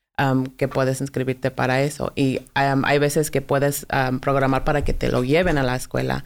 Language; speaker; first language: Spanish; early bilingual, heritage; Spanish